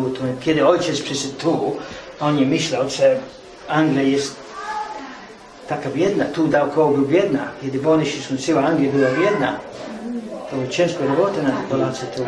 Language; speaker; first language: Polish; early bilingual, heritage; English